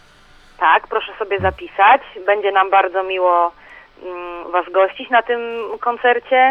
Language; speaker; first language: Polish; native; Polish